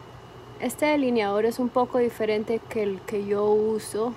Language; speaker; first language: Spanish; early bilingual, heritage; Spanish